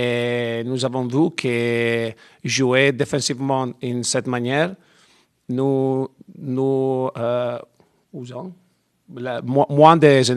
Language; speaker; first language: French; non-native, learner; Italian